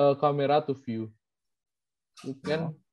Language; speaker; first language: English; non-native, learner; Indonesian